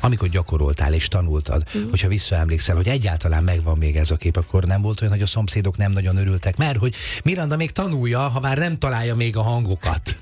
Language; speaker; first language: Hungarian; native; Hungarian